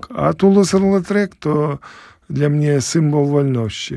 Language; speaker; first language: Polish; non-native, learner; Ukrainian